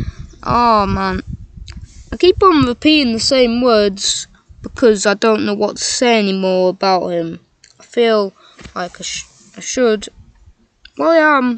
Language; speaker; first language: English; native; English